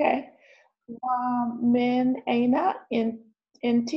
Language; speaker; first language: Arabic; non-native, learner; English